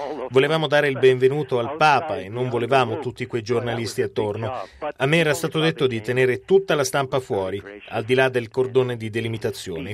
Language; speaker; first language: Italian; non-native, fluent; English